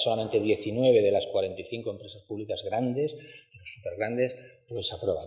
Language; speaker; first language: Spanish; native; Spanish